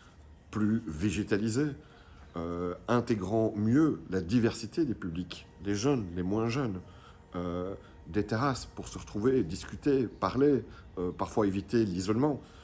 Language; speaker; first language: French; native; French